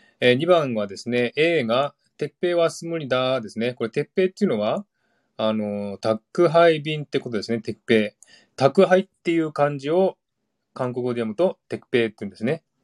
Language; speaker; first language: Japanese; native; Japanese